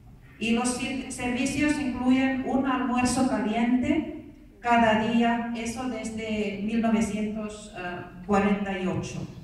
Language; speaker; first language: Spanish; non-native, fluent; Finnish